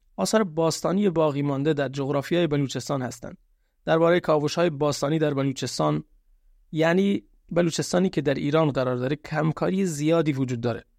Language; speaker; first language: Persian; non-native, local second language; Baluchi